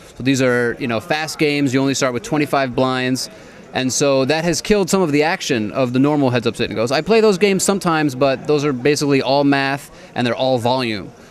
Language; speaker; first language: English; native; English